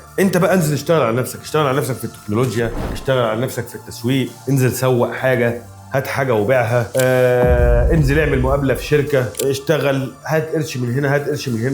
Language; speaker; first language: Arabic; native; Arabic